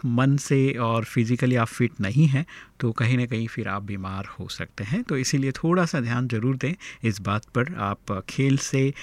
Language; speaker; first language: Hindi; native; Hindi